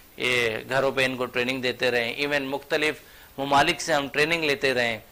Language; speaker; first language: Urdu; native; Urdu